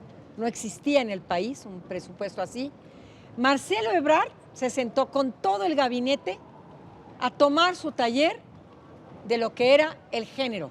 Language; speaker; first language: Spanish; native; Spanish